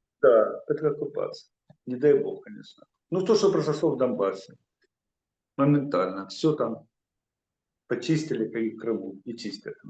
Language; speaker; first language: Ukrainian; non-native, local second language; Russian